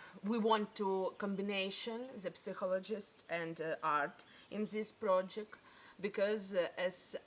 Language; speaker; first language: English; non-native, learner; Ukrainian